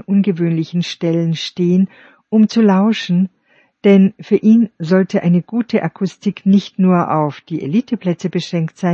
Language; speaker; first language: German; native; German